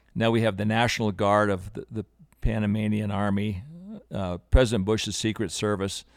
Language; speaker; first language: English; native; English